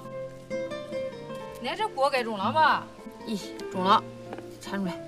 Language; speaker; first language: Chinese; native; Chinese